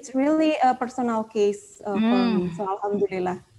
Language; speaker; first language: English; non-native, fluent; Indonesian